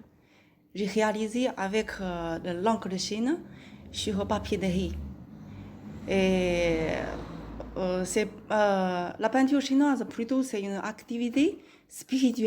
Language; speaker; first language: French; non-native, learner; Chinese